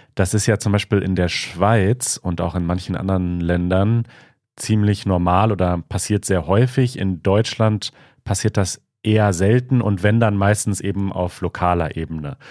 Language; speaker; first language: German; native; German